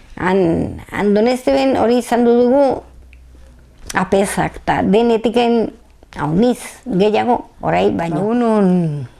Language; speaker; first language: Basque; native; Basque